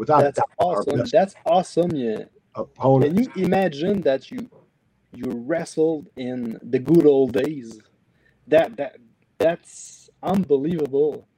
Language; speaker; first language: English; non-native, learner; French